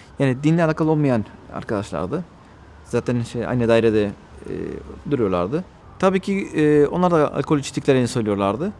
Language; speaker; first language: Turkish; non-native, fluent; Spanish